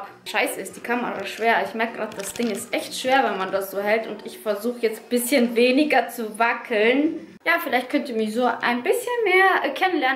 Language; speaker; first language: German; early bilingual, other home language; Russian